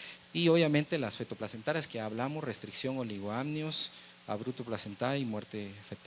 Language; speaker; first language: Spanish; native; Spanish